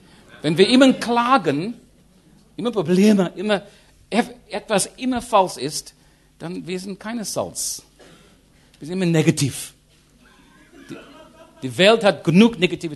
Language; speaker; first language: German; non-native, learner; English